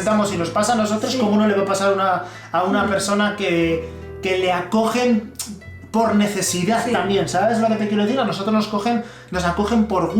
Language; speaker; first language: Spanish; native; Spanish